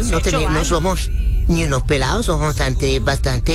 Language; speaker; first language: Spanish; native; Spanish